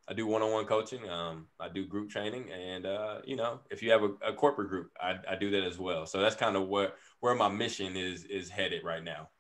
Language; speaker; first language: English; native; English